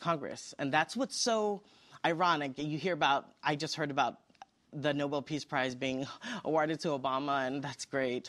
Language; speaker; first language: English; native; English